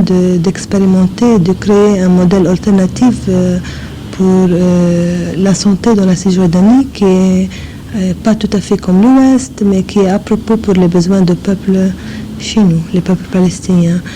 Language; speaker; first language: French; non-native, fluent; English